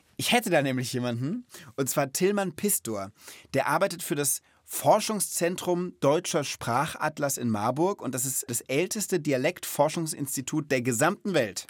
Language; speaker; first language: German; native; German